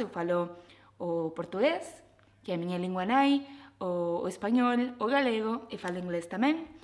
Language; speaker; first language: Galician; early bilingual, other home language; Portuguese